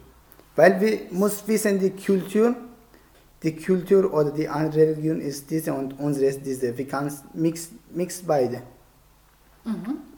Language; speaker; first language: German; non-native, learner; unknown